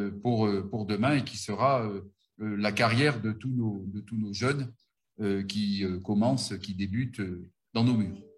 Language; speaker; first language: French; native; French